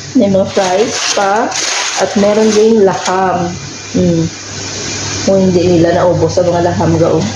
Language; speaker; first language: Filipino; non-native, local second language; Hiligaynon